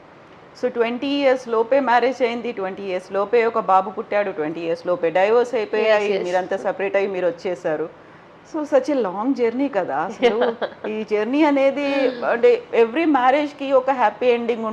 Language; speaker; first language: Telugu; native; Telugu